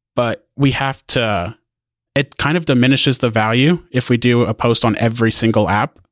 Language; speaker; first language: English; native; English